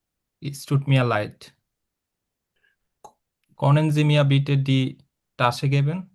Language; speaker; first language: German; non-native, learner; Bangla